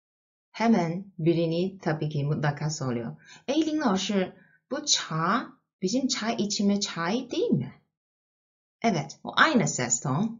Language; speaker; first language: Turkish; non-native, fluent; Chinese